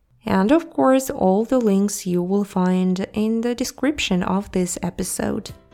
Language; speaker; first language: English; non-native, fluent; Russian